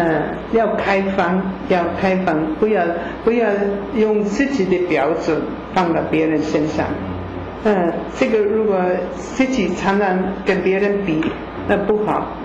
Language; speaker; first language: Chinese; non-native, fluent; German